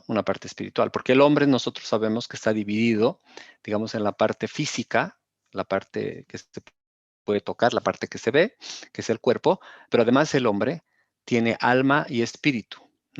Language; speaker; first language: Spanish; native; Spanish